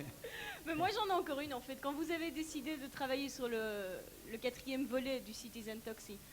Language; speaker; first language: French; native; French